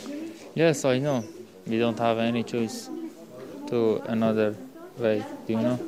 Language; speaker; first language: English; non-native, learner; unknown